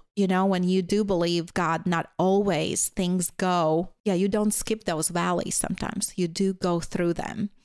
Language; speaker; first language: English; non-native, fluent; Latvian